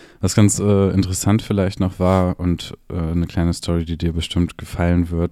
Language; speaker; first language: German; native; German